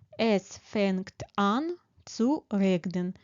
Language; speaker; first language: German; non-native, fluent; Ukrainian